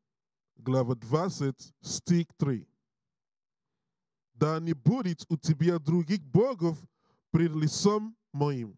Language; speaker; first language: Russian; non-native, learner; English